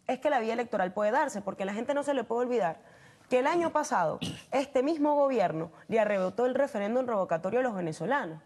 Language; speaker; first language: Spanish; native; Spanish